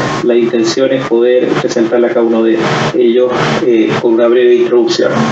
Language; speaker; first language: Spanish; native; Spanish